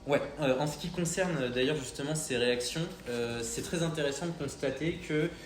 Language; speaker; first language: French; native; French